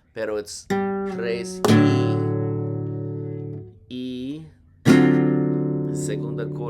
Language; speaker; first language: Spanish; non-native, learner; English